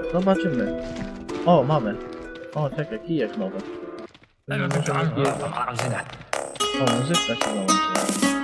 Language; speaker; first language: Polish; native; Polish